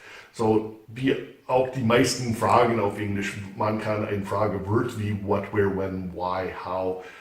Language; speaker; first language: German; non-native, fluent; English